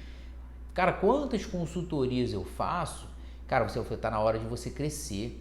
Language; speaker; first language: Portuguese; native; Portuguese